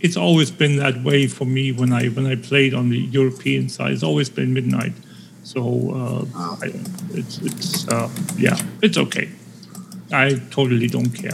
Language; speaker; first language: English; non-native, fluent; German